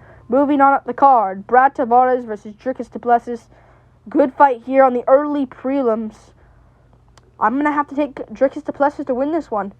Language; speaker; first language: English; native; English